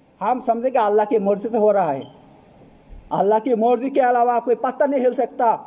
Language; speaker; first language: Hindi; non-native, fluent; Bangla